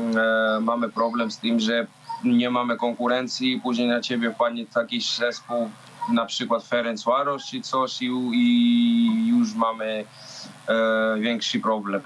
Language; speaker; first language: Polish; non-native, learner; Georgian